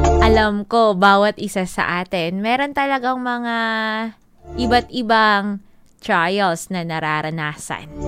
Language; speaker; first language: Filipino; non-native, local second language; Cebuano